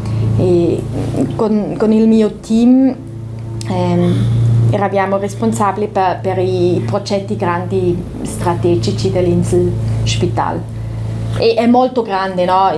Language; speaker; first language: Italian; non-native, local second language; German